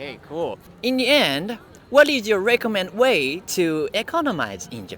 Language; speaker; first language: English; non-native, fluent; Japanese